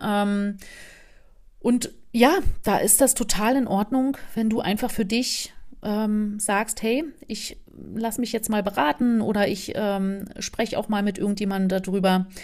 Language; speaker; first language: German; native; German